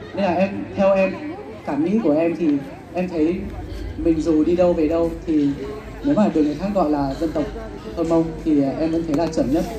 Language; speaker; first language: Vietnamese; non-native, local second language; Hmong